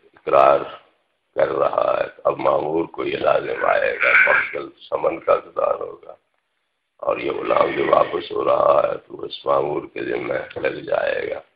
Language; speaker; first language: Urdu; non-native, local second language; Punjabi